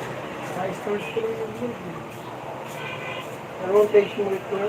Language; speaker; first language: Filipino; native; Filipino